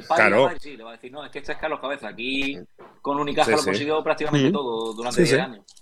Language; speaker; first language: Spanish; native; Spanish